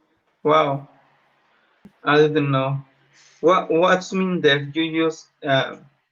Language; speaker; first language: English; non-native, learner; Spanish